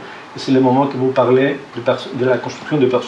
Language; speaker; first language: French; non-native, fluent; Spanish